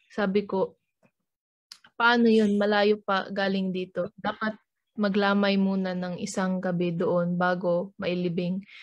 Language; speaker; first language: Filipino; native; Filipino